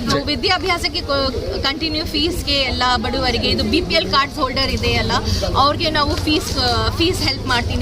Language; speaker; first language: Kannada; non-native, local second language; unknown